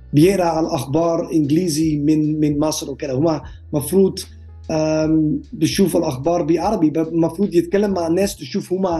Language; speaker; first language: Arabic; non-native, learner; Dutch